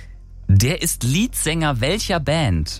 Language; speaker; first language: German; native; German